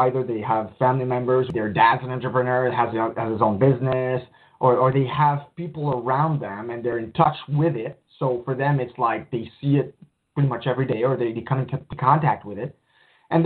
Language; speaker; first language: English; native; English